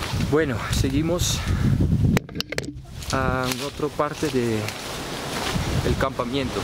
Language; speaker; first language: Spanish; non-native, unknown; Dutch